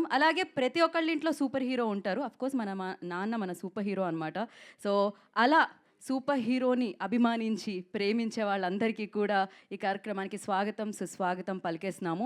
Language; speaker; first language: Telugu; native; Telugu